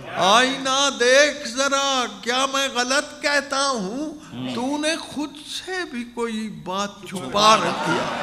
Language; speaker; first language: Urdu; non-native, local second language; Punjabi